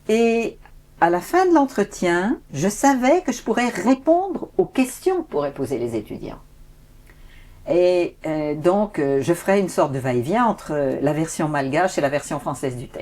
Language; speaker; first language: French; native; French